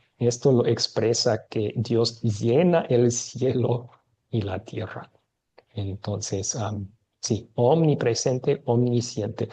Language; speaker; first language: Spanish; non-native, fluent; English